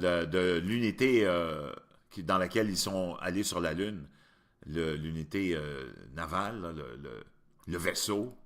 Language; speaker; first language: French; native; French